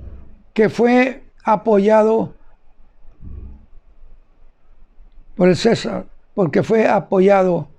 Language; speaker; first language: Spanish; native; Spanish